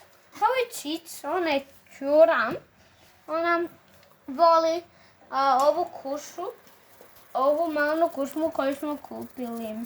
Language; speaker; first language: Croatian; early bilingual, heritage; Croatian